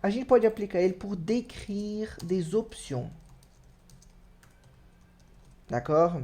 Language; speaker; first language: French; non-native, fluent; Portuguese